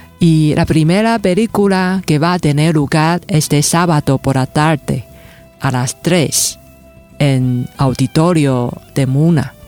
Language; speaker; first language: Spanish; non-native, fluent; Chinese